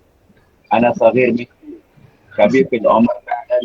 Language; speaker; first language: Arabic; native; Arabic